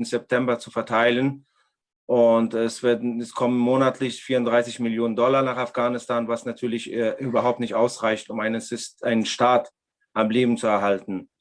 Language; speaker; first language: German; non-native, fluent; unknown